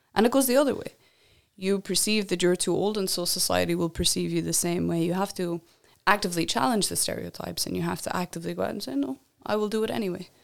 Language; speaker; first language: English; native; English